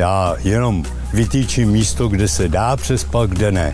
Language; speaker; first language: Czech; native; Czech